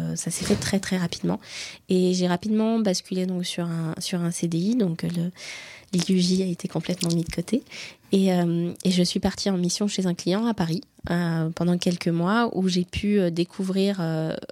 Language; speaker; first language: French; native; French